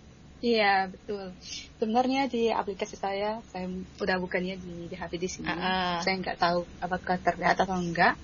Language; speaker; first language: Indonesian; non-native, fluent; Arabic